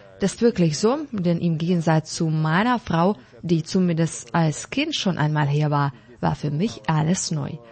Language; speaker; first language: German; non-native, fluent; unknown